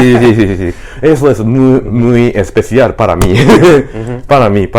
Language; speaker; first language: Spanish; non-native, learner; Japanese